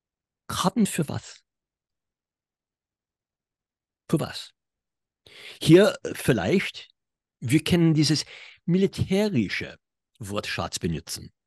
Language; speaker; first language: German; non-native, fluent; English